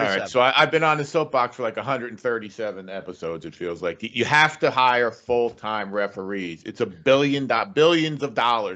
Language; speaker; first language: English; native; English